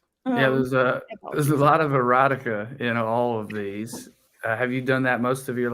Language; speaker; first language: English; native; English